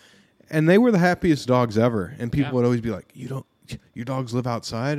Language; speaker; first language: English; native; English